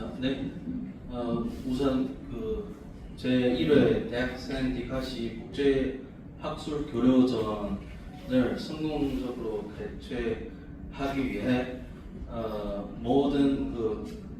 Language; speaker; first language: Korean; non-native, fluent; Chinese